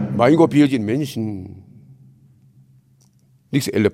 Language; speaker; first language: German; non-native, learner; Korean